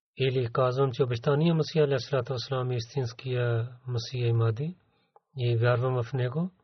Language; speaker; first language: Bulgarian; non-native, learner; Urdu